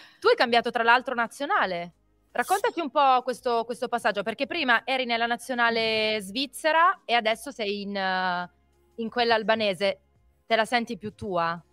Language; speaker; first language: Italian; native; Italian